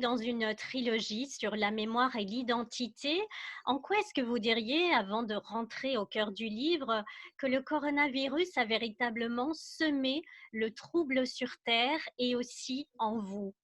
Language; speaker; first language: French; native; French